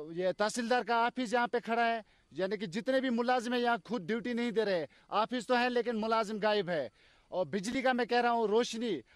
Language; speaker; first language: Hindi; non-native, local second language; Kashmiri